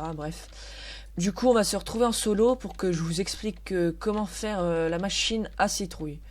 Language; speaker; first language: French; native; French